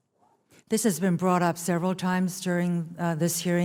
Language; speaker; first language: English; early bilingual, other home language; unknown